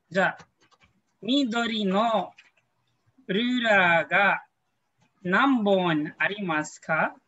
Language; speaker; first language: Japanese; non-native, fluent; Filipino